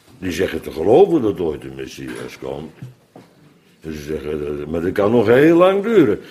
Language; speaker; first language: Dutch; native; Dutch